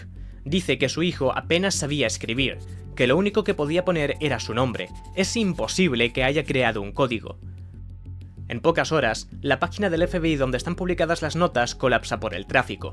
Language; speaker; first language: Spanish; native; Spanish